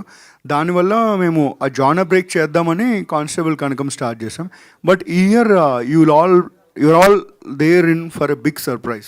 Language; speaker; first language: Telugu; native; Telugu